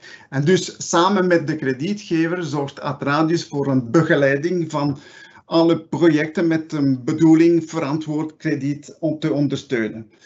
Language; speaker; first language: Dutch; non-native, local second language; French